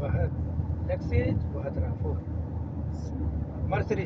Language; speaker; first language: Arabic; non-native, learner; Filipino